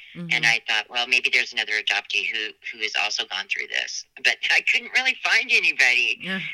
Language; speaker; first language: English; native; English